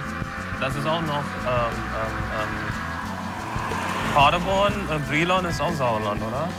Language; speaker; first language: German; non-native, learner; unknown